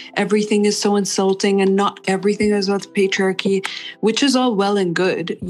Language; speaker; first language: English; non-native, fluent; Arabic